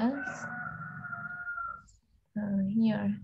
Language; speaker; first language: English; non-native, fluent; Vietnamese